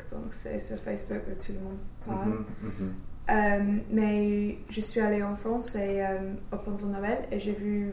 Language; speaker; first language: French; non-native, fluent; English